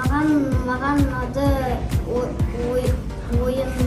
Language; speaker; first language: Kazakh; non-native, local second language; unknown